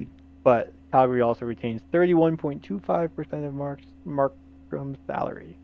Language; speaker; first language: English; native; English